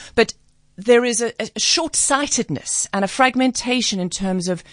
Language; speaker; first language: English; native; English